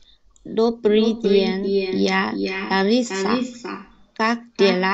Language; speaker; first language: Russian; non-native, learner; Vietnamese